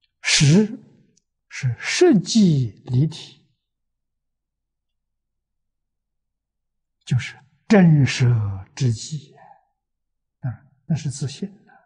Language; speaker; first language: Chinese; native; Chinese